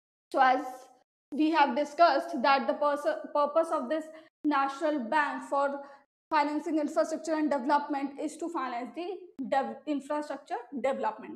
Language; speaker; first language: English; non-native, local second language; Hindi